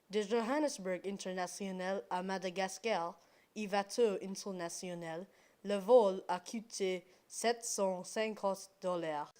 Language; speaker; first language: French; non-native, learner; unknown